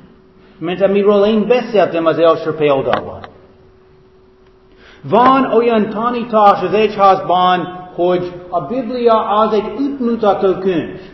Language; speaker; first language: Hungarian; non-native, fluent; English